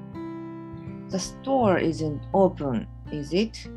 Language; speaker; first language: English; non-native, learner; Japanese